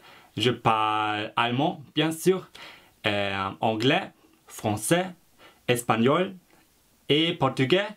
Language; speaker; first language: French; non-native, fluent; German